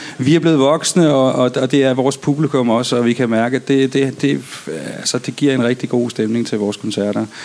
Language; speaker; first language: Danish; native; Danish